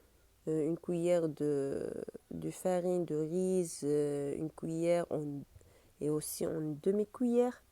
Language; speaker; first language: French; non-native, learner; Arabic